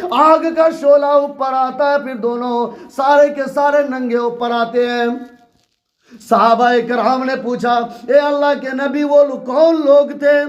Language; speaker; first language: Urdu; native; Urdu